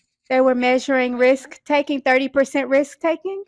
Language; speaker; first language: English; native; English